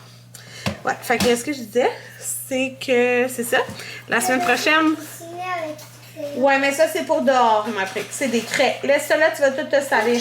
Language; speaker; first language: French; native; French